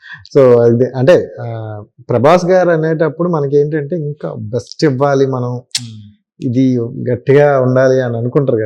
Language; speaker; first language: Telugu; native; Telugu